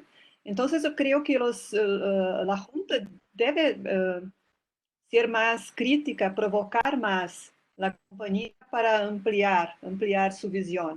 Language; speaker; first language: Spanish; non-native, fluent; Portuguese